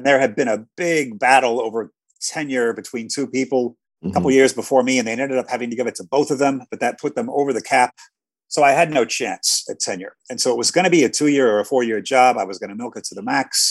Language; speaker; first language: English; native; English